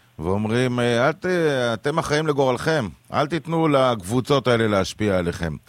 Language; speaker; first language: Hebrew; native; Hebrew